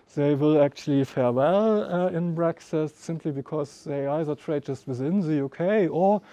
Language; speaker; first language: English; non-native, fluent; German